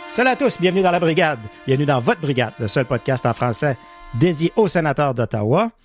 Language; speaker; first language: French; native; French